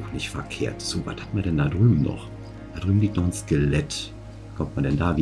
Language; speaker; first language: German; native; German